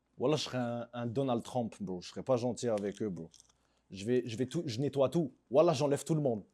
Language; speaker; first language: French; early bilingual, other home language; Arabic